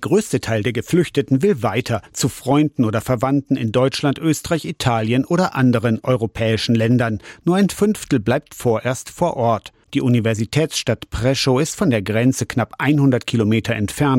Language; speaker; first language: German; native; German